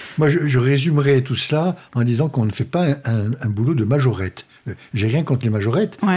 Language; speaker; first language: French; native; French